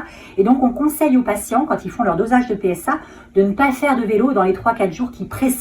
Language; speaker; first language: French; native; French